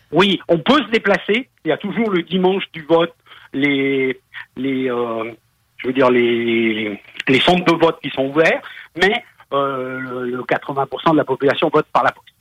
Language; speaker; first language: French; native; French